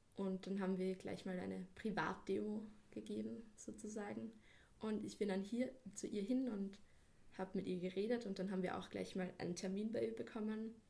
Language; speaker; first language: German; native; German